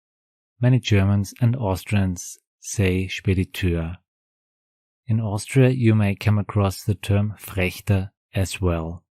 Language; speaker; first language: English; non-native, fluent; German